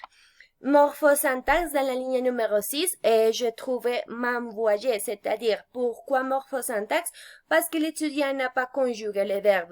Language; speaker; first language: French; non-native, fluent; Spanish